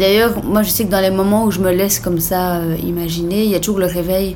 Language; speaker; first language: French; native; French